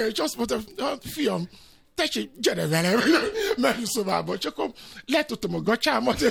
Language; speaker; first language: Hungarian; non-native, fluent; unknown